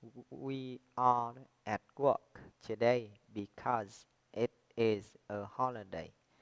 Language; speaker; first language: English; non-native, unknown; Vietnamese